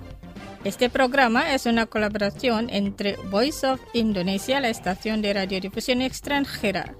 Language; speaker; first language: Spanish; non-native, fluent; Indonesian